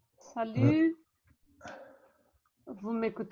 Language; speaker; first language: French; non-native, fluent; Portuguese